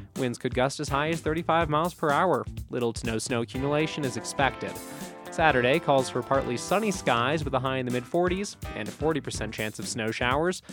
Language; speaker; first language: English; native; English